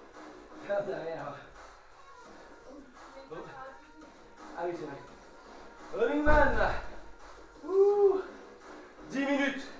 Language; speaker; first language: French; native; French